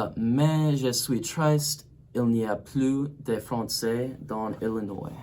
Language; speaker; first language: French; non-native, learner; English